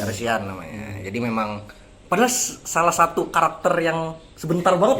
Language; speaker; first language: Indonesian; native; Indonesian